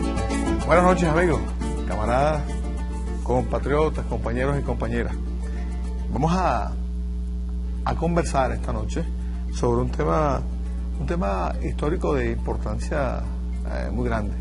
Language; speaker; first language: Spanish; native; Spanish